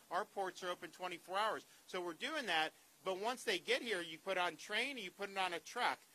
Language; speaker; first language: English; native; English